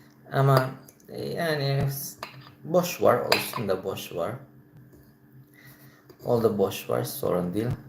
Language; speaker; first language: Turkish; non-native, learner; Filipino